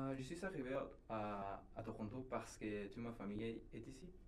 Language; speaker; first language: French; non-native, learner; Spanish